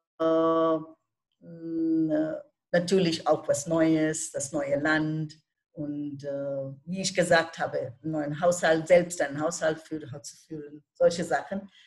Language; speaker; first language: German; non-native, fluent; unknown